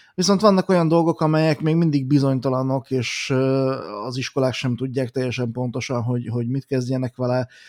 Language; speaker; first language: Hungarian; native; Hungarian